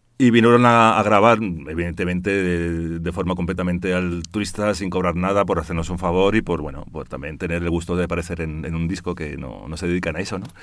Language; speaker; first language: Spanish; early bilingual, heritage; Spanish